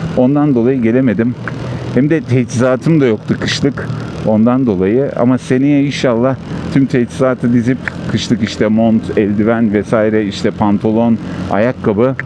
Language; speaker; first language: Turkish; early bilingual, heritage; Turkish